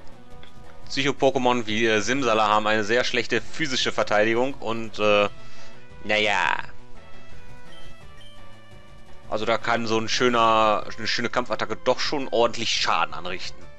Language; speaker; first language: German; native; German